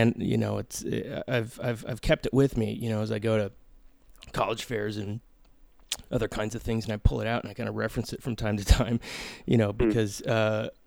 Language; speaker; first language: English; native; English